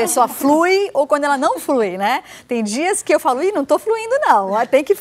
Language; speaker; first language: Portuguese; native; Portuguese